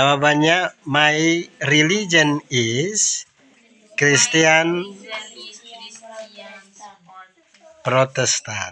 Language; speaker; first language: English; non-native, learner; Indonesian